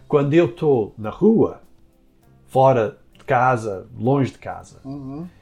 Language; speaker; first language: Portuguese; early bilingual, heritage; Portuguese